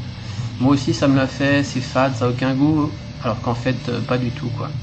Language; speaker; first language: French; native; French